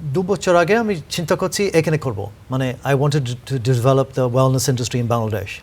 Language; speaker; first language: Bangla; early bilingual, heritage; Bangla